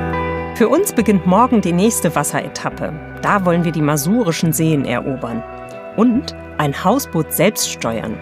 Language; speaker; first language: German; native; German